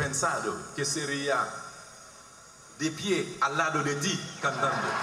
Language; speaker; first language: Spanish; non-native, learner; Haitian Creole